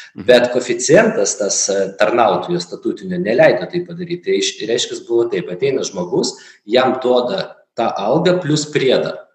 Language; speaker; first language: Lithuanian; non-native, local second language; Polish